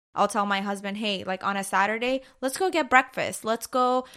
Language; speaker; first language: English; early bilingual, other home language; Persian